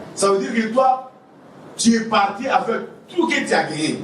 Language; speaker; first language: French; non-native, local second language; Wolof